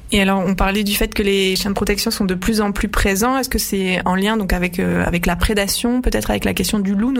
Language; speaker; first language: French; native; French